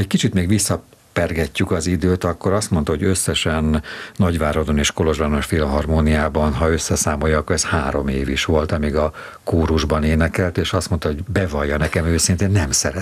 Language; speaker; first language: Hungarian; native; Hungarian